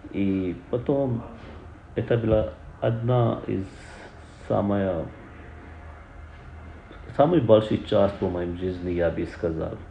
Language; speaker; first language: Russian; non-native, learner; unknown